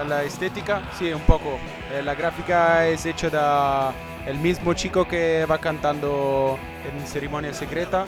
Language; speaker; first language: Spanish; non-native, learner; Italian